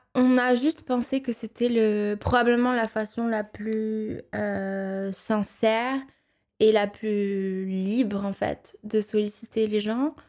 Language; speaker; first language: French; non-native, local second language; Arabic